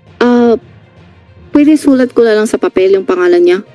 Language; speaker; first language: Filipino; non-native, learner; Chinese